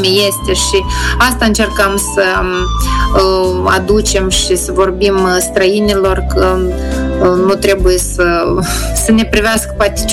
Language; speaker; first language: Romanian; native; Romanian